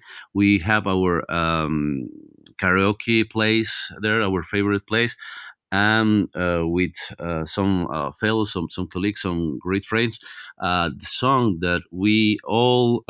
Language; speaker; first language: English; non-native, fluent; Spanish